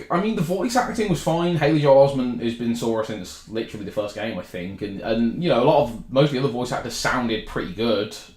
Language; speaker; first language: English; native; English